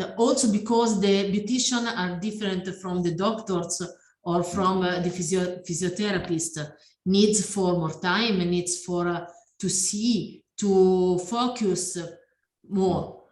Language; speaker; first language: English; non-native, learner; Italian